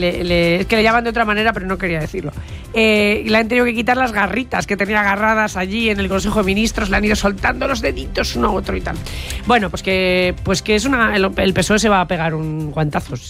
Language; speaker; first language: Spanish; native; Spanish